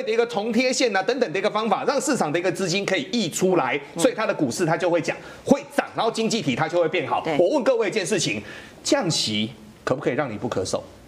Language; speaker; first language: Chinese; native; Chinese